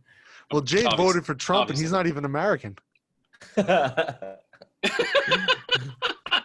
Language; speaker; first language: English; native; English